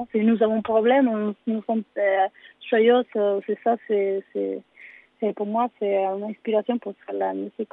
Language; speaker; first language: French; non-native, learner; Spanish